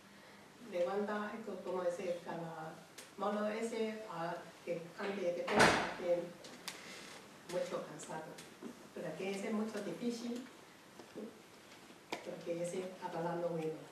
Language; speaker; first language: Spanish; non-native, learner; Chinese